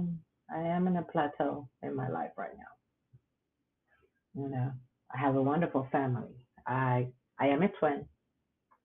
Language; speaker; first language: English; non-native, fluent; Spanish